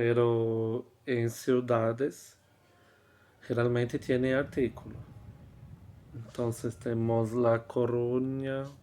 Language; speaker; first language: Spanish; non-native, fluent; Portuguese